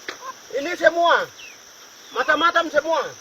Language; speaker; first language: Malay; non-native, local second language; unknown